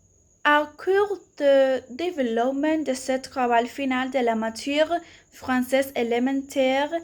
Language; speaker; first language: French; non-native, learner; Spanish